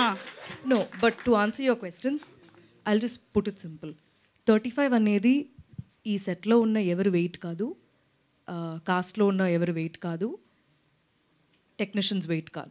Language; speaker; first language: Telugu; non-native, local second language; Malayalam